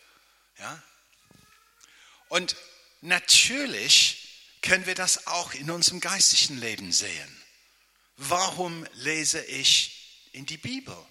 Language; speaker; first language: German; non-native, fluent; English